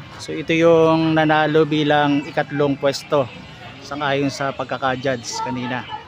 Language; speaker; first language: Filipino; non-native, local second language; Cebuano